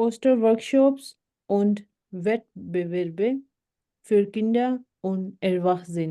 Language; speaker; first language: German; non-native, learner; Urdu